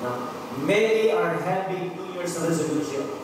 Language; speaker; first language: English; non-native, local second language; Filipino